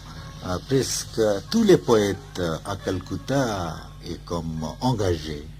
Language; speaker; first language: French; non-native, fluent; Bangla